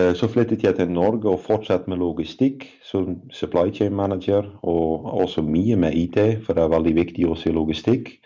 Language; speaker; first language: Norwegian; non-native, fluent; Dutch